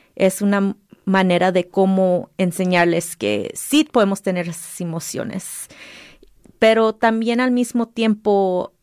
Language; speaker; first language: Spanish; early bilingual, heritage; Spanish